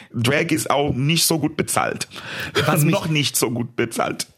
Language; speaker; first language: German; non-native, fluent; Portuguese